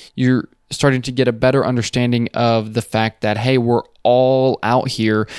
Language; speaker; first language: English; native; English